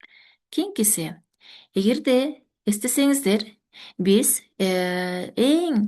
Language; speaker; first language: Kyrgyz; native; Kyrgyz